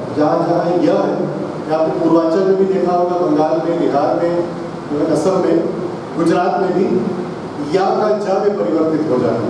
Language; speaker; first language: Hindi; non-native, local second language; Tamil